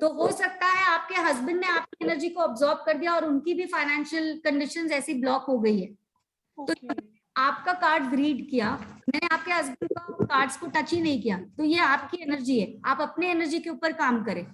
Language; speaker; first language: Hindi; native; Hindi